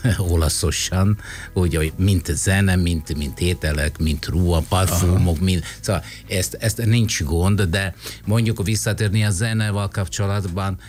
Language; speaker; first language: Hungarian; non-native, fluent; Italian